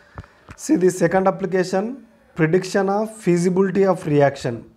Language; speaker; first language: English; non-native, local second language; Telugu